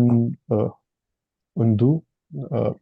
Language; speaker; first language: German; non-native, learner; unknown